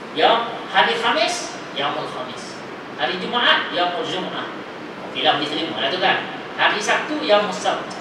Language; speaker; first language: Malay; native; Malay